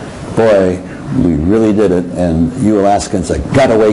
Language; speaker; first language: English; native; English